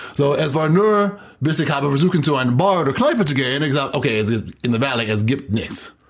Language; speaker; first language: German; non-native, fluent; English